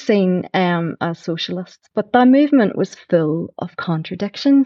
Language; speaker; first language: English; native; English